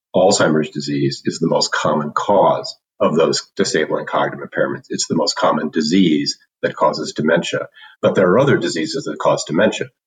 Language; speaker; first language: English; native; English